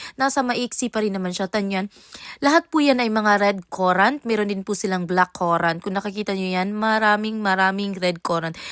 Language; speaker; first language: Filipino; non-native, local second language; Cebuano